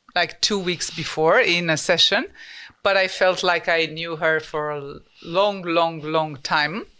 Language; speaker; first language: English; non-native, fluent; Romanian